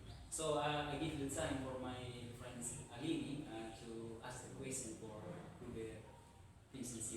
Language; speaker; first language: English; non-native, learner; Indonesian